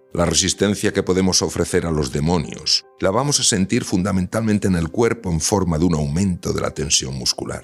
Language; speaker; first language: Spanish; native; Spanish